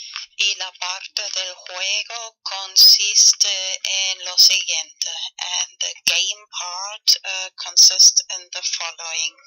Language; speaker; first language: Spanish; non-native, learner; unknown